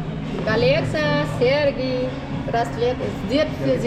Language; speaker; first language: Russian; non-native, learner; Vietnamese